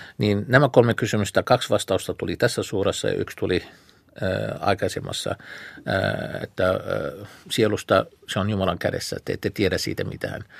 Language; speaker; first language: Finnish; non-native, fluent; Arabic